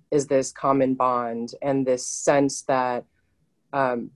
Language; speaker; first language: English; native; English